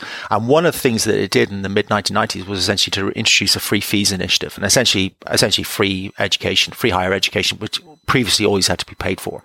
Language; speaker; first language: English; native; English